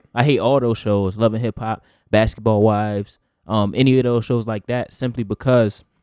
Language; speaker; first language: English; native; English